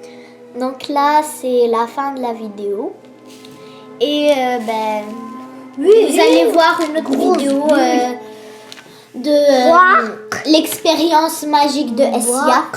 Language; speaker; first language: French; native; French